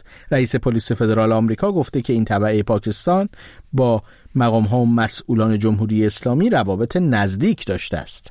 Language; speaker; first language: Persian; native; Persian